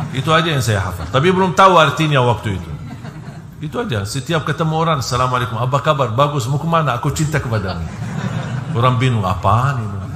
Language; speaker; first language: Indonesian; non-native, fluent; Arabic